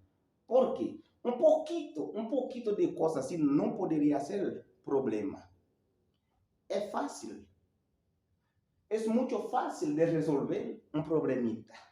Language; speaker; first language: Spanish; non-native, learner; Haitian Creole